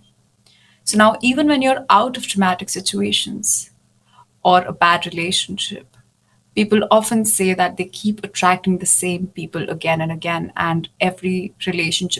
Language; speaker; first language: English; non-native, local second language; Hindi